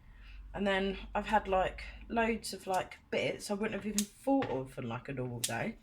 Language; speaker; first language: English; native; English